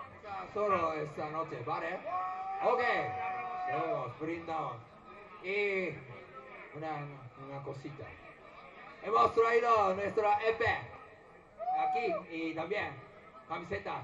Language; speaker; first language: Spanish; non-native, learner; Japanese